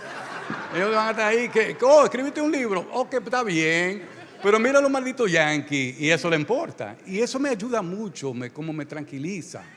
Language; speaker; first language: Spanish; early bilingual, heritage; Spanish